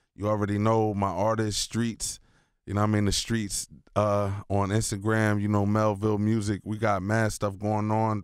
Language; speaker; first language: English; native; English